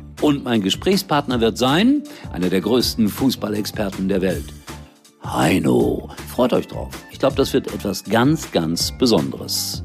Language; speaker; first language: German; native; German